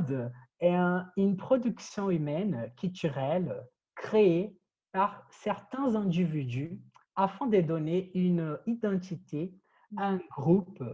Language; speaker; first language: French; non-native, fluent; Portuguese